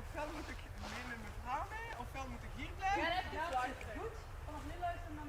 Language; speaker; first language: Dutch; native; Dutch